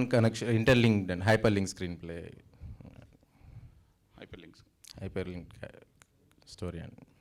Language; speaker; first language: Telugu; native; Telugu